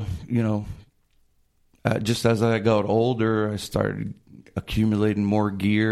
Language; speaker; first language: English; native; English